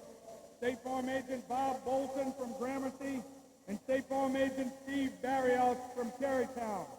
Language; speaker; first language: English; native; English